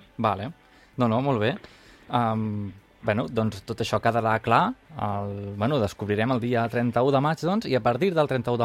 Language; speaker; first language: Catalan; native; Catalan